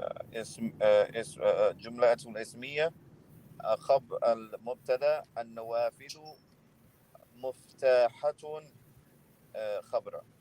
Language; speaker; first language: Arabic; non-native, learner; English